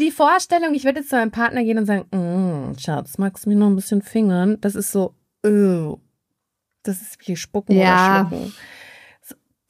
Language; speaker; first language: German; native; German